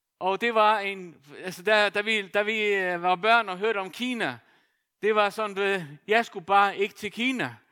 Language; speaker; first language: Danish; non-native, local second language; Faroese